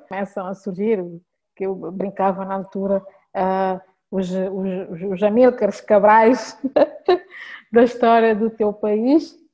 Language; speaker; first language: Portuguese; non-native, local second language; Kabuverdianu